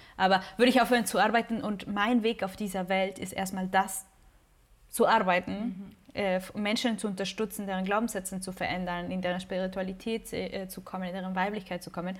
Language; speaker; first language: German; non-native, fluent; Spanish